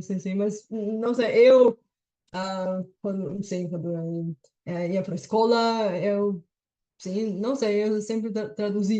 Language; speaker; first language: Portuguese; non-native, fluent; Bulgarian